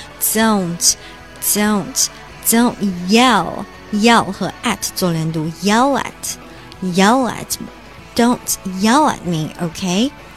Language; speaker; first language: English; non-native, fluent; Chinese